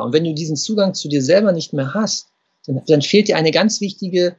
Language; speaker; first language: German; native; German